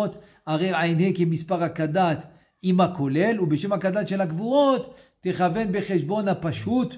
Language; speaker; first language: Hebrew; non-native, fluent; French